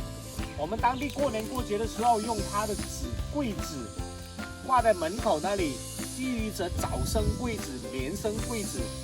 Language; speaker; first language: Chinese; non-native, local second language; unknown